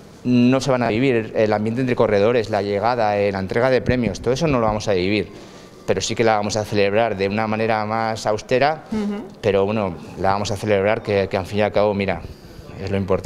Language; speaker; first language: Spanish; native; Spanish